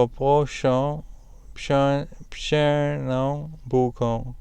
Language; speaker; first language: Polish; non-native, learner; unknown